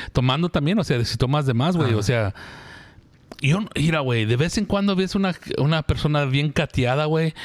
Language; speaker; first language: Spanish; early bilingual, heritage; Spanish